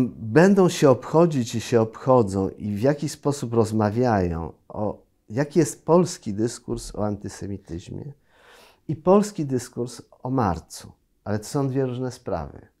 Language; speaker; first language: Polish; native; Polish